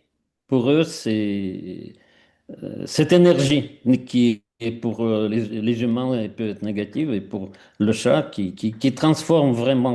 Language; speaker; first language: French; non-native, fluent; Russian